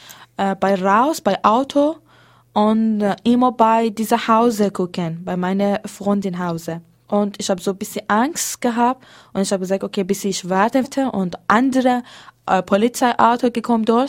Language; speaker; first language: German; non-native, learner; Persian